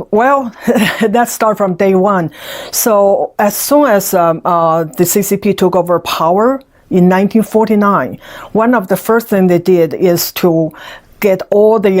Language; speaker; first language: English; non-native, fluent; Chinese